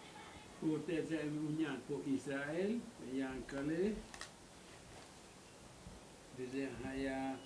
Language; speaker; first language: Hebrew; non-native, learner; German